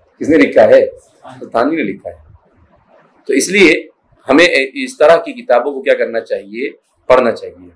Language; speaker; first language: Urdu; native; Urdu